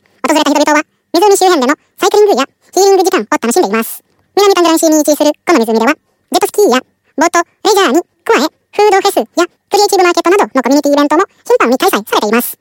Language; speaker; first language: Japanese; non-native, fluent; Indonesian